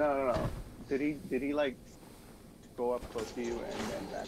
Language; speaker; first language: English; native; English